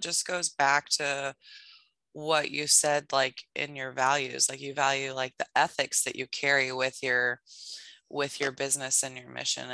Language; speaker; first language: English; native; English